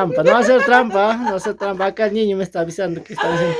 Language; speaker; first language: Spanish; native; Spanish